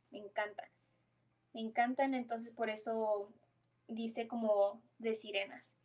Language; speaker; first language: Spanish; early bilingual, heritage; Spanish